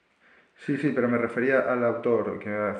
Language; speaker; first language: Spanish; native; Spanish